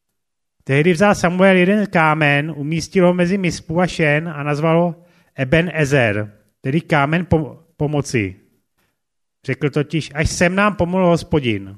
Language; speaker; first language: Czech; native; Czech